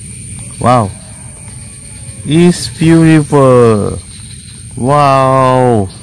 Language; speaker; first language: English; non-native, learner; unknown